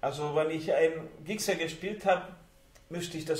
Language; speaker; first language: German; non-native, fluent; Hungarian